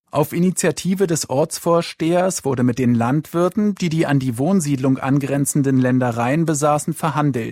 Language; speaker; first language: German; native; German